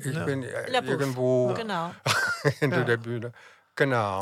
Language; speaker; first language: German; non-native, fluent; English